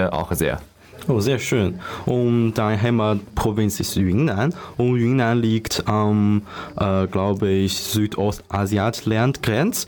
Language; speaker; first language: German; non-native, learner; Chinese